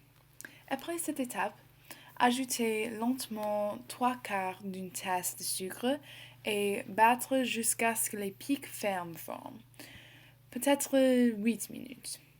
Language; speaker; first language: French; non-native, learner; English